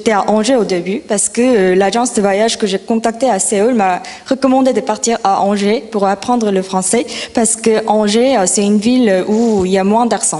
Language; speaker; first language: French; non-native, fluent; Korean